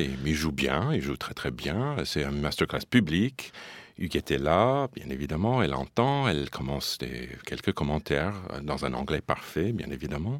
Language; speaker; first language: French; non-native, fluent; English